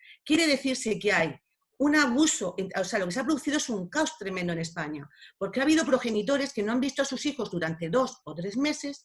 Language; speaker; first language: Spanish; native; Spanish